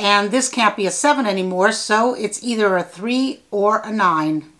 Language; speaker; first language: English; native; English